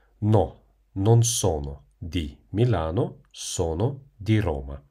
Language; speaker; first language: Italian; non-native, fluent; Russian